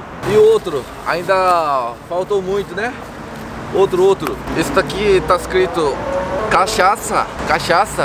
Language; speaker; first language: Portuguese; non-native, learner; Korean